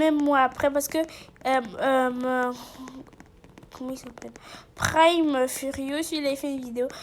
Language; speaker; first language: French; native; French